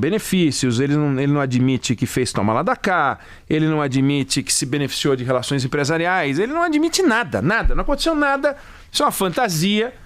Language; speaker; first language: Portuguese; native; Portuguese